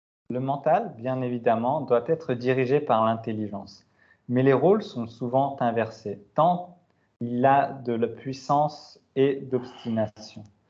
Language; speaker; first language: French; native; French